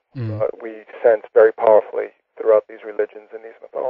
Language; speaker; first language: English; native; English